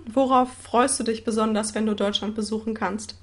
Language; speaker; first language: German; native; German